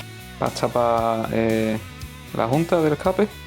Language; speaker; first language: Spanish; native; Spanish